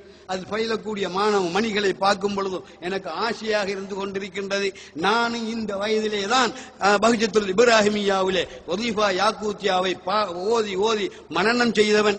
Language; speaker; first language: Tamil; native; Tamil